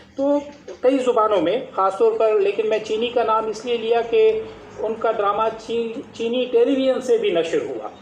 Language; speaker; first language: Urdu; non-native, local second language; Sindhi